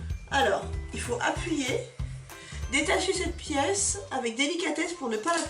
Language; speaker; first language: French; native; French